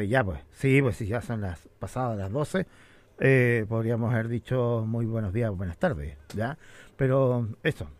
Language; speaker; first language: Spanish; native; Spanish